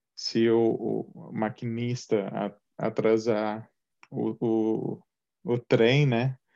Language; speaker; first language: Portuguese; native; Portuguese